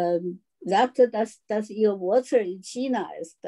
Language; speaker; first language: German; non-native, fluent; Chinese